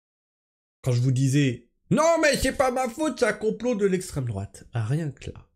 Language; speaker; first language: French; native; French